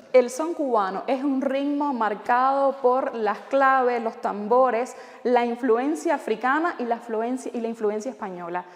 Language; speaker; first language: Spanish; native; Spanish